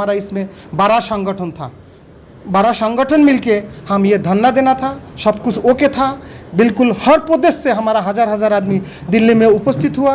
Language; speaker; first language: Hindi; non-native, local second language; Bangla